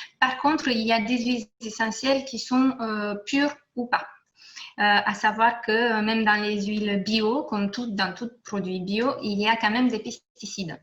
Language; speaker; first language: French; non-native, fluent; Romanian